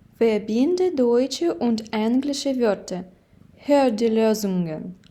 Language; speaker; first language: German; non-native, fluent; Ukrainian